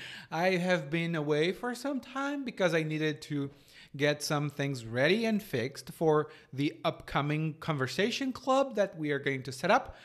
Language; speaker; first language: English; non-native, fluent; Portuguese